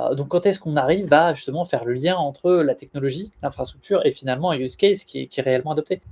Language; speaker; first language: French; native; French